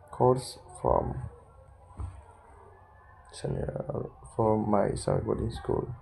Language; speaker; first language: English; non-native, learner; Indonesian